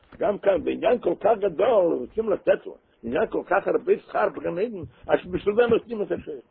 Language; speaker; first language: Hebrew; non-native, local second language; Yiddish